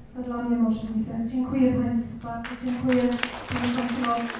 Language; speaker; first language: Polish; early bilingual, heritage; Polish